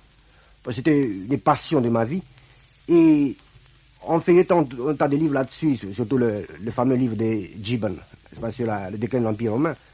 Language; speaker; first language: French; non-native, fluent; Romanian